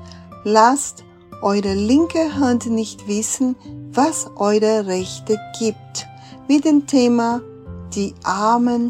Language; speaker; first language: German; non-native, fluent; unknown